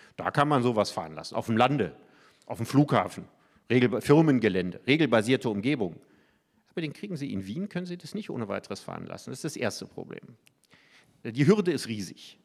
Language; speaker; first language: German; native; German